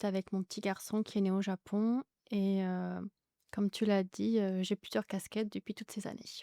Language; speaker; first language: French; native; French